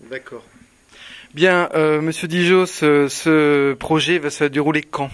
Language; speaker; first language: French; native; French